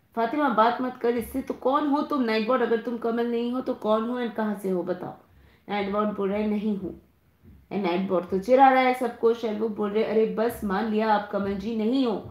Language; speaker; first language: Hindi; non-native, local second language; Bangla